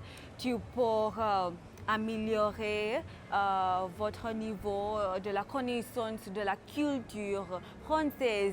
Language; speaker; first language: French; non-native, fluent; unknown